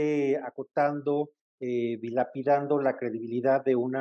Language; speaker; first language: Spanish; native; Spanish